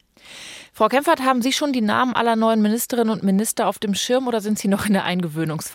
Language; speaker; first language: German; native; German